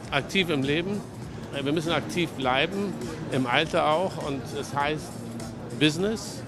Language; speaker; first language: German; native; German